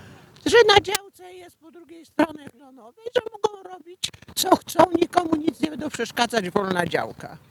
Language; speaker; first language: Polish; native; Polish